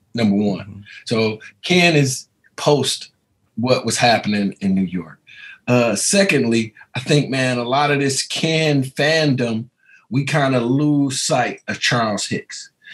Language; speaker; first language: English; native; English